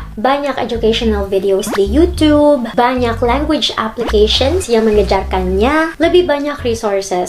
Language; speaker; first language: Indonesian; non-native, learner; Filipino